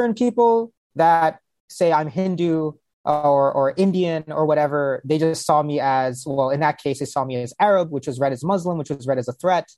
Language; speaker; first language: English; early bilingual, other home language; Hindi